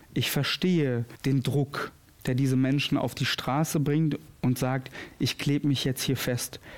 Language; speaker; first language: German; early bilingual, other home language; Albanian